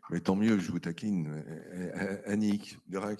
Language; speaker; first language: French; native; French